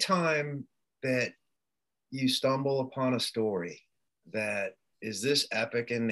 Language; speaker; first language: English; native; English